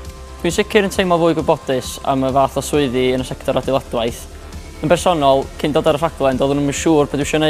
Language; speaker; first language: Welsh; native; Welsh